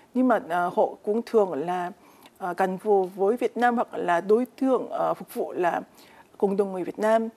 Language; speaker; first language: Vietnamese; non-native, fluent; Korean